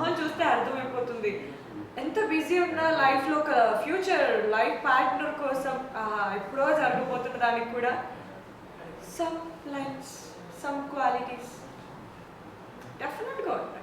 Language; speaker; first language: Telugu; native; Telugu